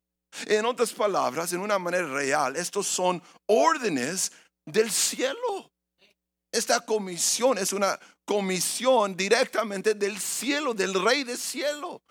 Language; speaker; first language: Spanish; early bilingual, heritage; English